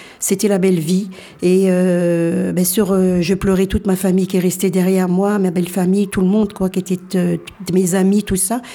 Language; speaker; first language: French; early bilingual, other home language; Arabic